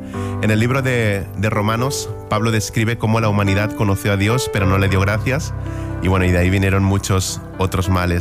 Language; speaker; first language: Spanish; native; Spanish